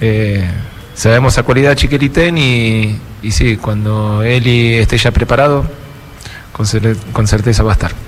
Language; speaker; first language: Portuguese; non-native, fluent; Spanish